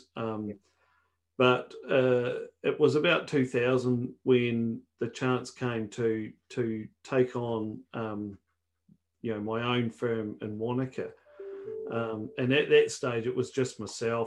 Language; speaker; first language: English; native; English